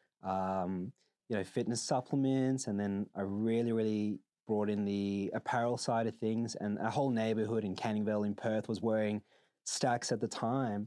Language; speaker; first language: English; native; English